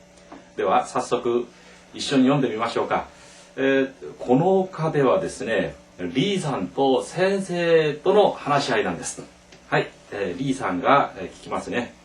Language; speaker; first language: Japanese; non-native, fluent; Korean